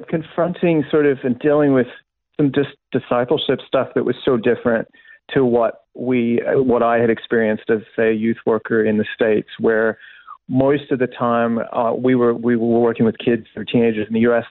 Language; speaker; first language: English; native; English